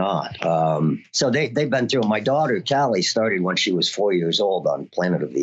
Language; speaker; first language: English; native; English